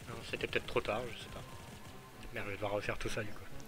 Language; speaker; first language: French; native; French